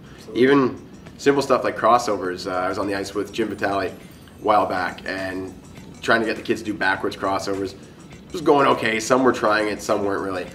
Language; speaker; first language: English; native; English